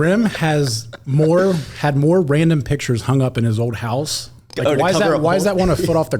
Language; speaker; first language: English; native; English